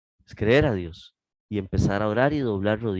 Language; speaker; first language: Spanish; native; Spanish